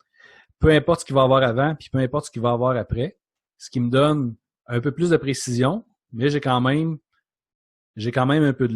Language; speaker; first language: French; native; French